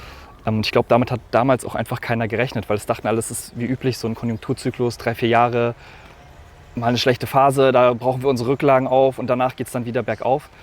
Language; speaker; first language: German; native; German